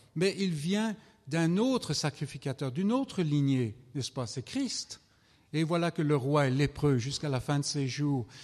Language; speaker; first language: French; native; French